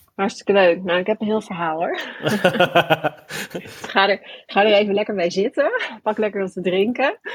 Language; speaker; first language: Dutch; early bilingual, other home language; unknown